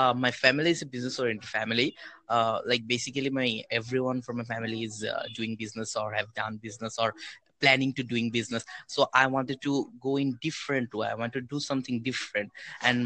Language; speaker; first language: English; non-native, local second language; Bangla